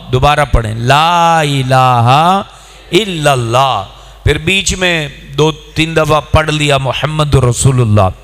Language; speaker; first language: Urdu; non-native, local second language; Punjabi